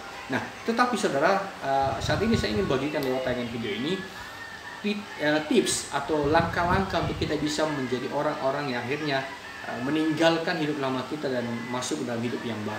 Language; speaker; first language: Indonesian; native; Indonesian